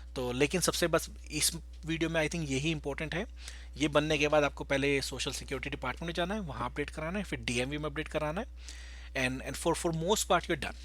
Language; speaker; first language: Hindi; native; Hindi